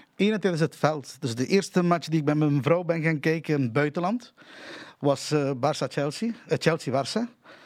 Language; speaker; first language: Dutch; non-native, fluent; Catalan